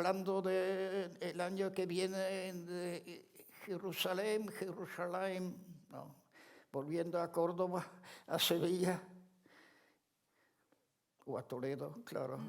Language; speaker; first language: Spanish; non-native, fluent; Ladino